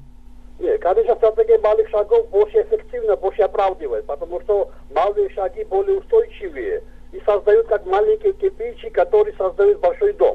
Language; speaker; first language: Russian; non-native, local second language; Georgian